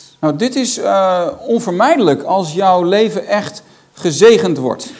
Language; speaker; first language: Dutch; native; Dutch